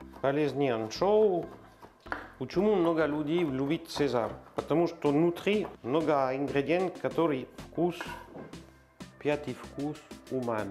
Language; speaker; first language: Russian; non-native, learner; French